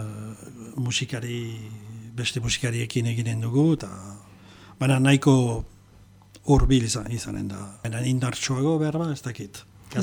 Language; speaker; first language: Basque; non-native, local second language; French